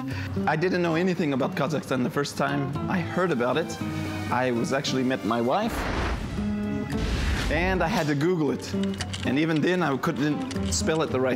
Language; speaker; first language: English; non-native, fluent; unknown